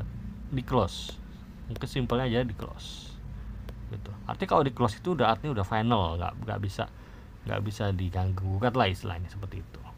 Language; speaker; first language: Indonesian; native; Indonesian